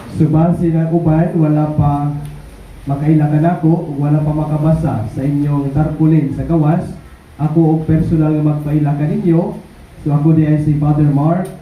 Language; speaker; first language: Cebuano; non-native, local second language; Waray